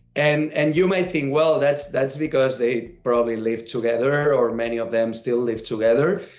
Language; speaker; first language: English; non-native, fluent; Spanish